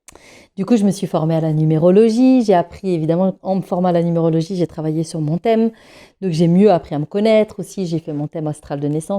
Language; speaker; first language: French; native; French